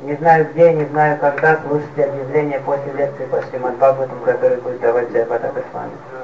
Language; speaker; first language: Russian; native; Russian